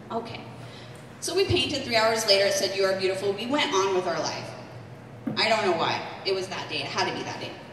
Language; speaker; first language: English; native; English